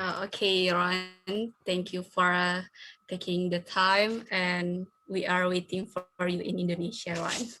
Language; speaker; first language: English; non-native, learner; Indonesian